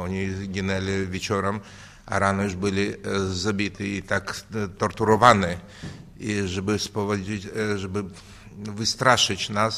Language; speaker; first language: Polish; non-native, learner; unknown